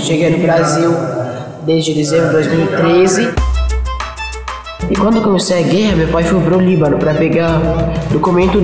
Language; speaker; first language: Portuguese; early bilingual, other home language; Arabic